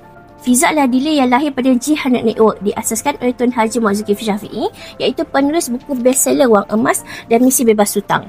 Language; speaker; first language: Malay; native; Malay